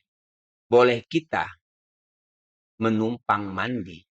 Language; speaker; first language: Indonesian; native; Indonesian